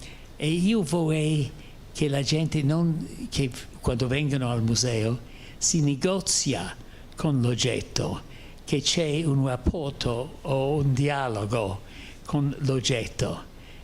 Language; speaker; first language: Italian; non-native, fluent; English